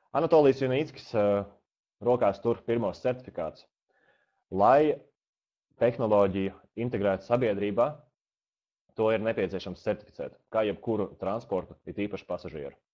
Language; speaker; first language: Latvian; native; Latvian